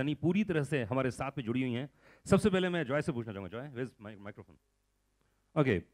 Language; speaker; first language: Hindi; native; Hindi